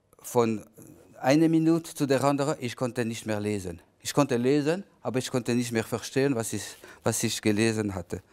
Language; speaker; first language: German; non-native, local second language; French